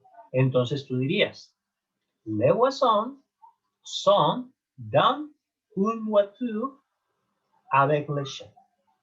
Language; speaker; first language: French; non-native, learner; Spanish